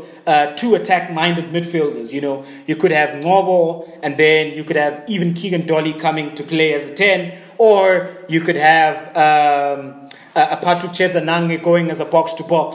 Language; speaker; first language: English; native; English